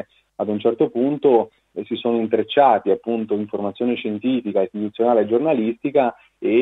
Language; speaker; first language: Italian; native; Italian